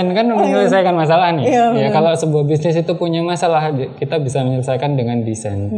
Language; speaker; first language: Indonesian; native; Indonesian